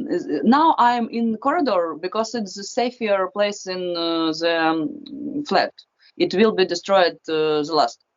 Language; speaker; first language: English; non-native, fluent; Russian